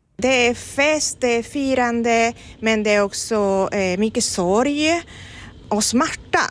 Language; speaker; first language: Swedish; non-native, fluent; Spanish